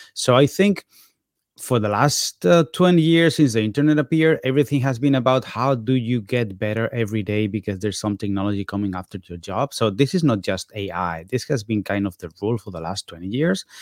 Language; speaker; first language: English; non-native, fluent; Spanish